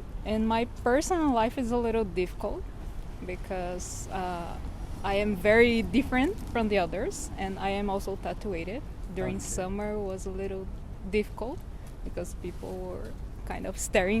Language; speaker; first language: English; non-native, fluent; Portuguese